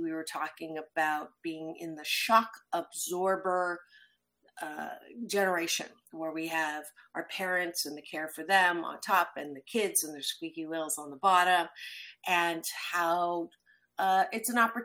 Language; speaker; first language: English; native; English